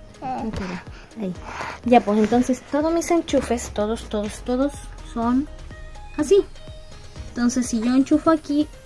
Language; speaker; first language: Spanish; native; Spanish